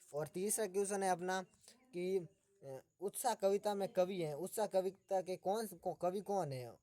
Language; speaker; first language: Hindi; native; Hindi